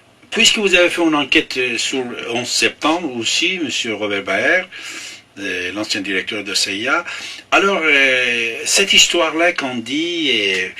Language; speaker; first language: French; non-native, fluent; Persian